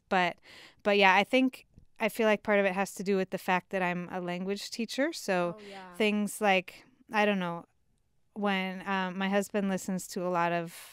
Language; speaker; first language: English; native; English